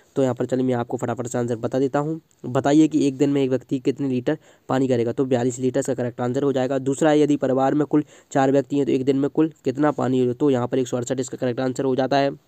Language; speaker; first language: Hindi; native; Hindi